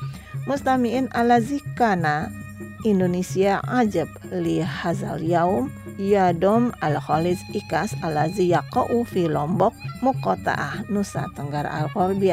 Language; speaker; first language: Arabic; non-native, fluent; Indonesian